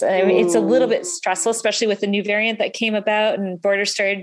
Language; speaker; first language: English; native; English